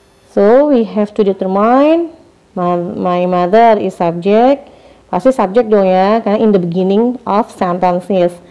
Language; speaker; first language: English; non-native, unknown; Indonesian